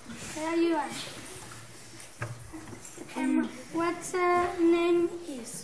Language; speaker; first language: English; non-native, learner; Spanish